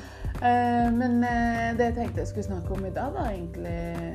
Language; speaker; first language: Norwegian; non-native, fluent; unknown